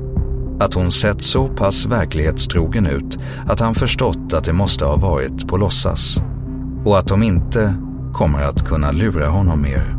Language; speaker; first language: Swedish; native; Swedish